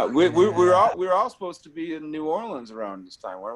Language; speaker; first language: English; native; English